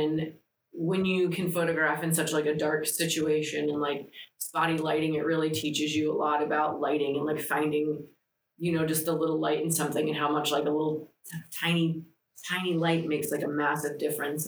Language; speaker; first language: English; early bilingual, other home language; Greek